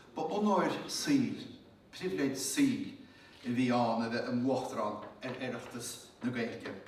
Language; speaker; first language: Irish; native; Irish